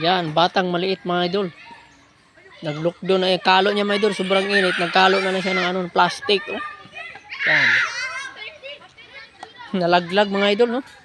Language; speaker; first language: Filipino; non-native, local second language; Cebuano